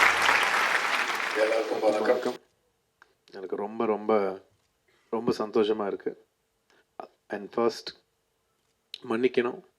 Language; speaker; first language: Tamil; non-native, local second language; Telugu